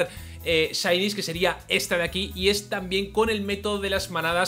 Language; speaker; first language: Spanish; native; Spanish